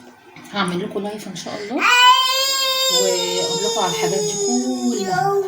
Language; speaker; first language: Arabic; native; Arabic